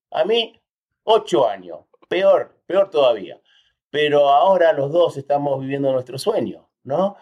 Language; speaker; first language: Spanish; early bilingual, heritage; Spanish